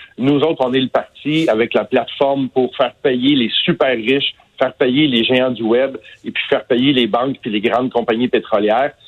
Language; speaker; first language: French; native; French